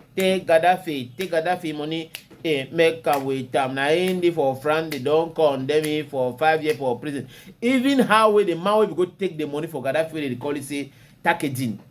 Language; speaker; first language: Nigerian Pidgin; native; Nigerian Pidgin